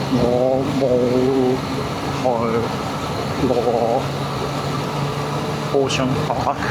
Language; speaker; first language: Cantonese; non-native, learner; English